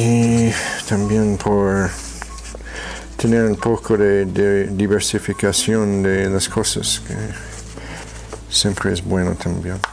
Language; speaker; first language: Spanish; non-native, fluent; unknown